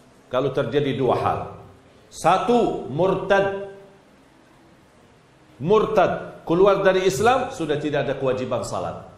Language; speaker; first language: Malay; non-native, fluent; Arabic